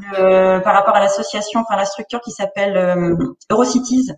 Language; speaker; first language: French; native; French